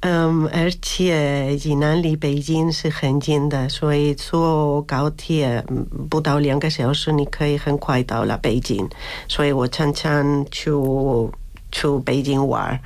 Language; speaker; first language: Chinese; non-native, fluent; Spanish